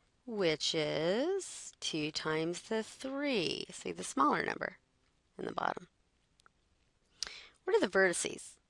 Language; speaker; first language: English; native; English